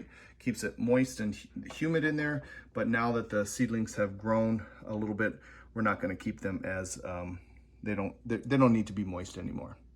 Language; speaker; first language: English; native; English